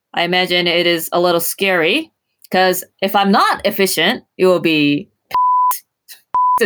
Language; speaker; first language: English; non-native, fluent; Japanese